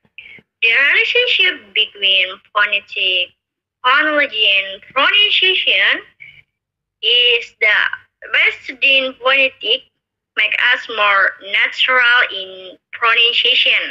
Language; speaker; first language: English; non-native, learner; Indonesian